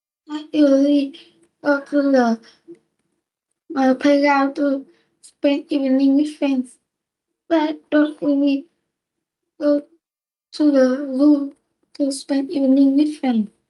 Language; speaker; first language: English; non-native, learner; Vietnamese